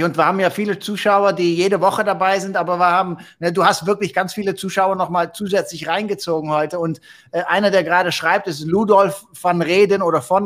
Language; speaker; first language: German; native; German